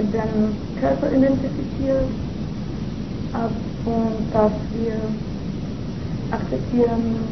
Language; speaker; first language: German; non-native, fluent; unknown